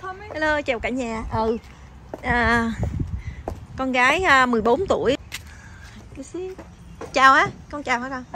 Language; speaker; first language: Vietnamese; native; Vietnamese